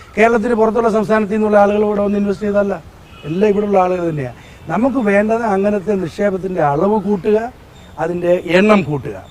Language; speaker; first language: Malayalam; native; Malayalam